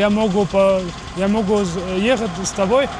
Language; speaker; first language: Russian; non-native, learner; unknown